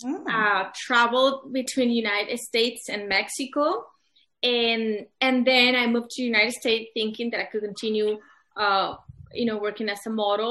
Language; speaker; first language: English; non-native, fluent; Spanish